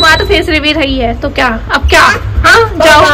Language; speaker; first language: Hindi; native; Hindi